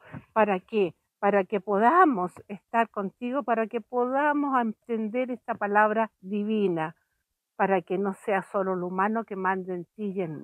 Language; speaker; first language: Spanish; native; Spanish